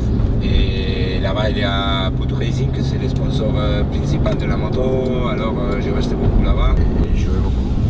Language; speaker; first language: French; non-native, learner; Spanish